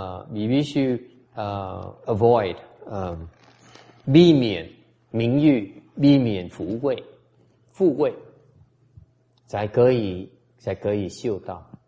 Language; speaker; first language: Chinese; non-native, fluent; Vietnamese